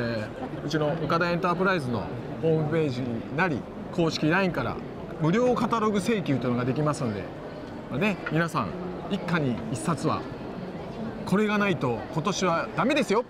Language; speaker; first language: Japanese; native; Japanese